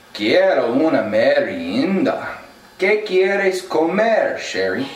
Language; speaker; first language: Spanish; non-native, learner; English